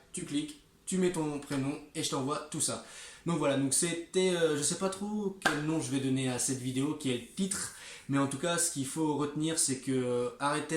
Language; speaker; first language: French; native; French